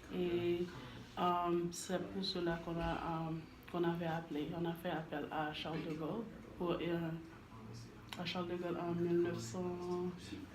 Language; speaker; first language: French; non-native, learner; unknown